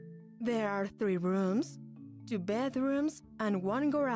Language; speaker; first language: English; non-native, fluent; Spanish